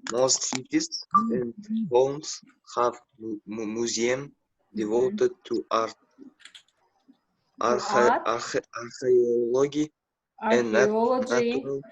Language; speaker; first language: English; non-native, learner; Kazakh